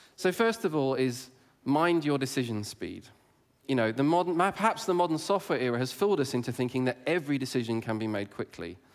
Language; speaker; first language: English; native; English